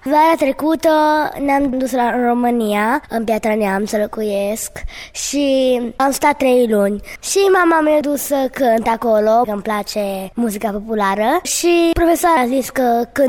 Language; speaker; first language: Romanian; early bilingual, heritage; Romanian